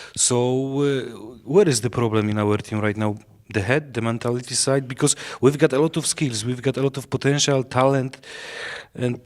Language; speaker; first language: English; non-native, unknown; Polish